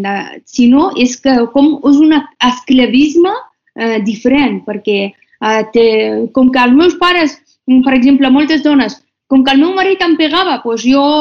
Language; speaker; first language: Catalan; non-native, fluent; Persian